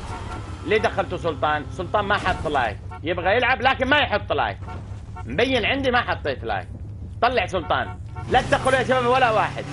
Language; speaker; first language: Arabic; native; Arabic